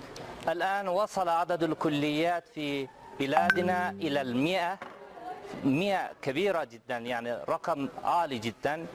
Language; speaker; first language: Arabic; non-native, fluent; Turkish